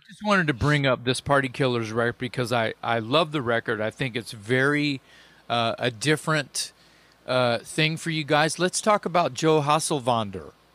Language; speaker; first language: English; native; English